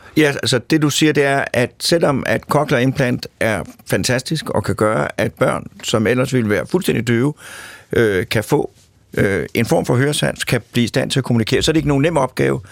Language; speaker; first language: Danish; native; Danish